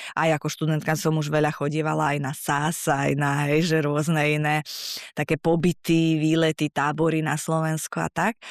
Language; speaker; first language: Slovak; native; Slovak